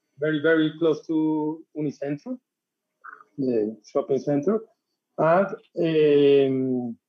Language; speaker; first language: English; non-native, learner; Spanish